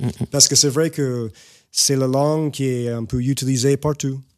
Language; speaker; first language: French; non-native, fluent; English